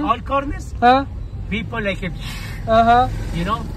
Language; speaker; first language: English; non-native, learner; Spanish